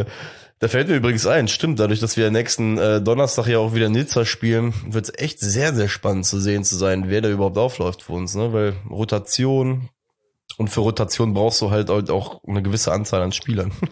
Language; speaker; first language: German; native; German